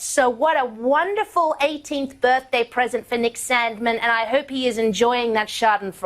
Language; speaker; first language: English; native; English